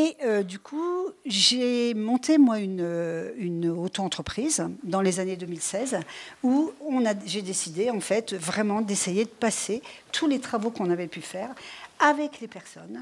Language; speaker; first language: French; native; French